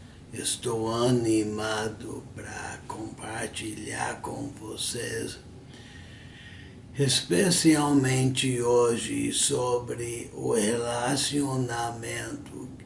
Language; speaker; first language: Portuguese; non-native, fluent; English